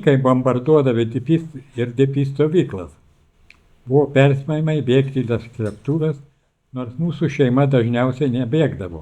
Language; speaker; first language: Lithuanian; native; Lithuanian